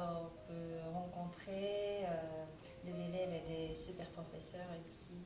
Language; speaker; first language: French; non-native, fluent; Japanese